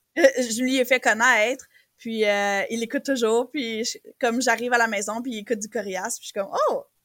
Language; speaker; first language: French; native; French